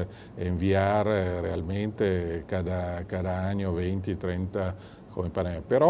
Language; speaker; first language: Spanish; non-native, fluent; Italian